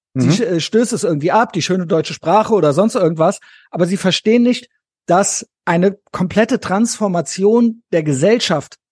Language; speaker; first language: German; native; German